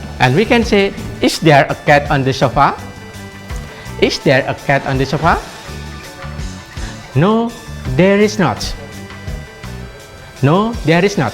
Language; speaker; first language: English; non-native, fluent; Indonesian